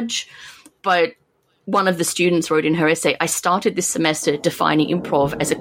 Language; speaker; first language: English; native; English